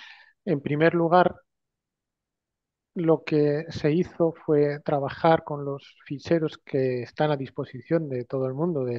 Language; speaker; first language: Spanish; native; Spanish